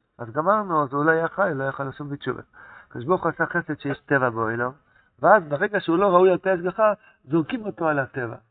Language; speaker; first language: Hebrew; non-native, fluent; Yiddish